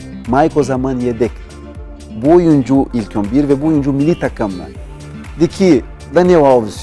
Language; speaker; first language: Turkish; non-native, learner; Portuguese